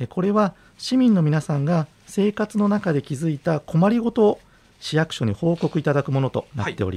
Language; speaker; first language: Japanese; native; Japanese